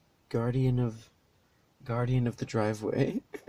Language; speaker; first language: English; native; English